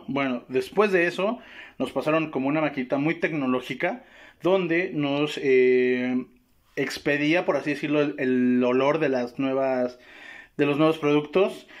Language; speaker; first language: Spanish; native; Spanish